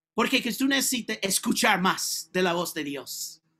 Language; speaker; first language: Spanish; non-native, learner; English